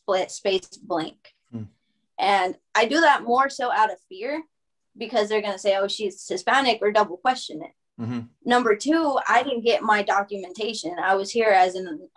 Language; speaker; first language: English; early bilingual, other home language; Spanish